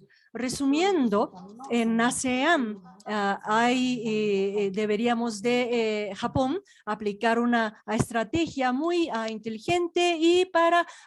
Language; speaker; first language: Spanish; non-native, fluent; Japanese